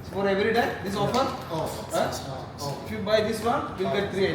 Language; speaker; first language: English; non-native, learner; Malayalam